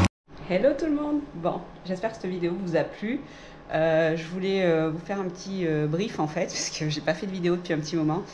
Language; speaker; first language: French; native; French